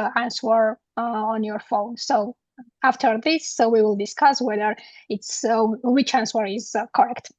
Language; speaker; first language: English; non-native, fluent; Georgian